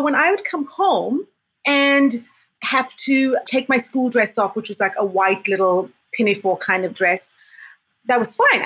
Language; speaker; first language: English; native; English